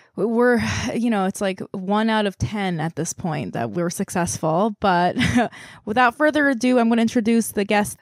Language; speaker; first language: English; non-native, fluent; Korean